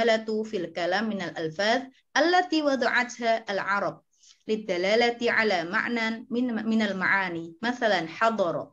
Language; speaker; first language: Arabic; non-native, fluent; Indonesian